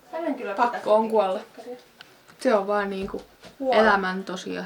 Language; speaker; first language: Finnish; native; Finnish